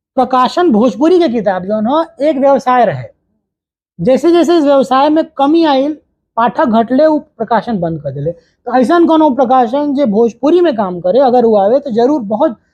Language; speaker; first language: Bhojpuri; non-native, local second language; Hindi